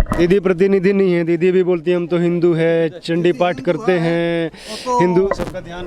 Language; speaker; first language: Hindi; native; Hindi